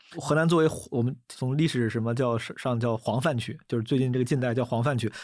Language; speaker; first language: Chinese; native; Chinese